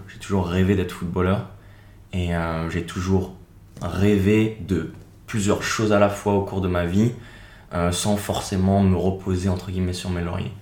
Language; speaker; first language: French; native; French